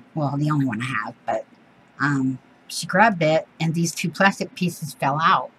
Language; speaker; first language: English; native; English